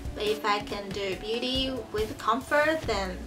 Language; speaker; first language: English; early bilingual, other home language; Chinese